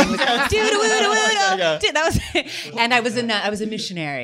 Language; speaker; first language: English; native; English